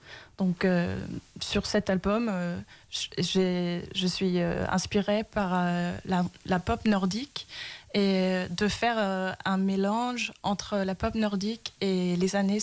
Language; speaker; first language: French; early bilingual, heritage; Danish